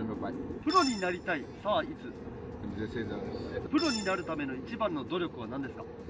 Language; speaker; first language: Japanese; native; Japanese